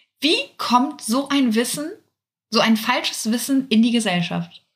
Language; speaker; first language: German; native; German